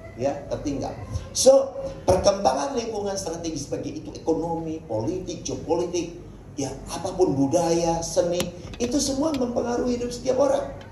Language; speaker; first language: Indonesian; native; Indonesian